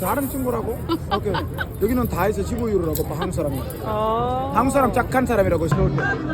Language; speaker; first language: Korean; non-native, learner; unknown